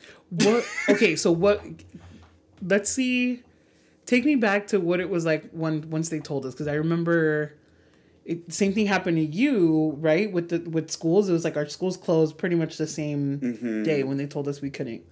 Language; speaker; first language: English; early bilingual, other home language; Spanish